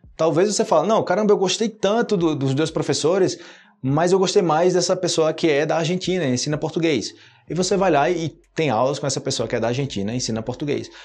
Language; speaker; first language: Portuguese; native; Portuguese